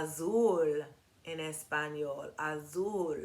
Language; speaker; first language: Spanish; non-native, learner; English